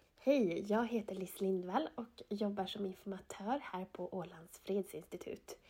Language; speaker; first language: Swedish; native; Swedish